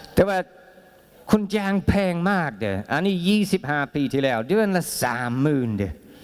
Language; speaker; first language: Thai; non-native, fluent; English